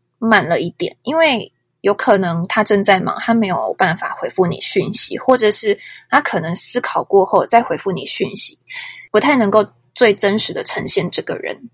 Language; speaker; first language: Chinese; native; Chinese